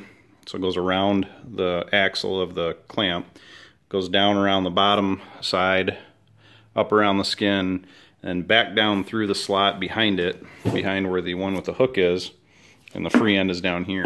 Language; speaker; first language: English; native; English